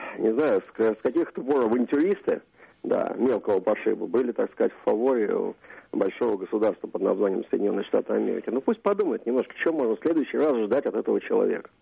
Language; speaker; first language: Russian; native; Russian